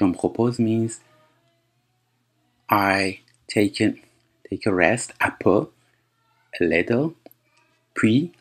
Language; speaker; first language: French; non-native, fluent; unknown